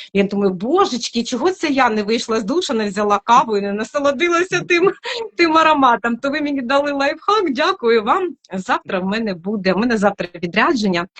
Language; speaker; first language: Ukrainian; non-native, local second language; Russian